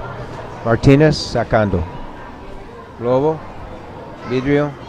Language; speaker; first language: Spanish; non-native, learner; English